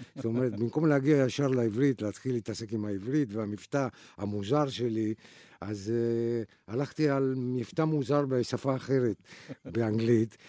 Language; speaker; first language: Hebrew; non-native, fluent; Spanish